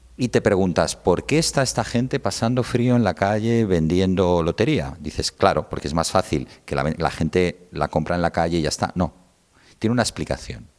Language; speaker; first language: Spanish; native; Spanish